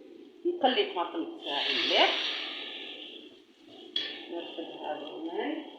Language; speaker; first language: Arabic; native; Arabic